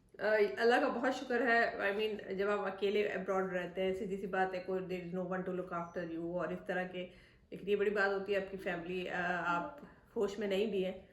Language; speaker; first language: Urdu; native; Urdu